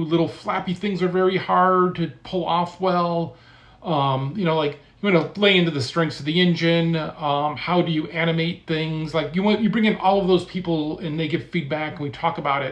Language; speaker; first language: English; native; English